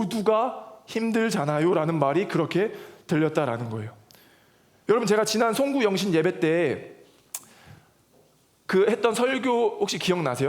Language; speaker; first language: Korean; native; Korean